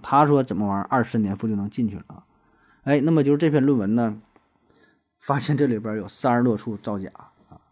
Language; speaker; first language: Chinese; native; Chinese